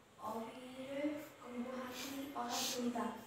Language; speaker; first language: Korean; non-native, learner; Vietnamese